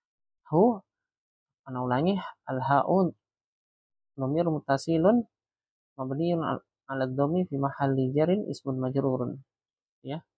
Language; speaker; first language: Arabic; non-native, fluent; Indonesian